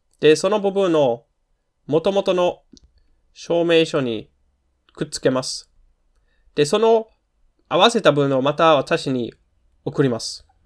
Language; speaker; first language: Japanese; non-native, fluent; German